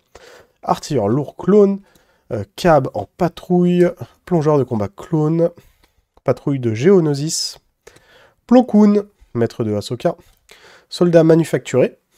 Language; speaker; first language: French; native; French